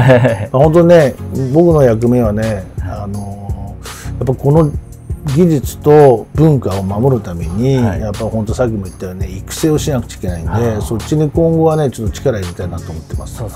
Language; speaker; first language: Japanese; native; Japanese